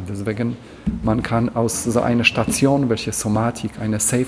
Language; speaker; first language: German; non-native, fluent; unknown